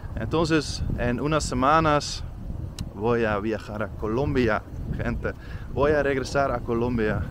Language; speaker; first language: Spanish; non-native, fluent; Dutch